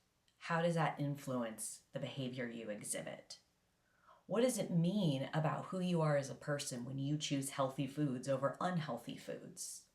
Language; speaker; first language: English; native; English